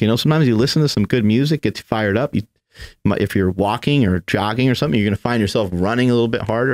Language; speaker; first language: English; native; English